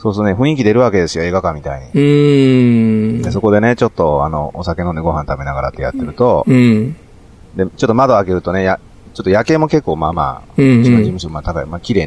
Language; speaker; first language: Japanese; native; Japanese